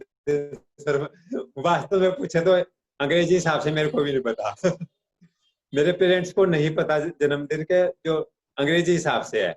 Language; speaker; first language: Hindi; native; Hindi